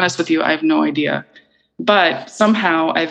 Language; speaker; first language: English; early bilingual, other home language; Icelandic